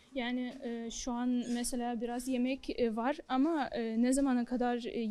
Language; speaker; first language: Turkish; non-native, learner; Ukrainian